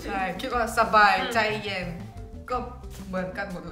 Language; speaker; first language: Thai; non-native, fluent; Korean